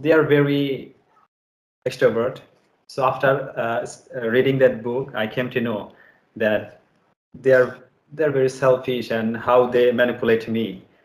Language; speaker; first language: English; non-native, learner; Bangla